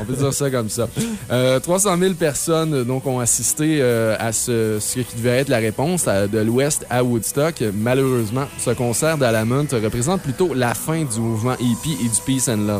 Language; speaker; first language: French; native; French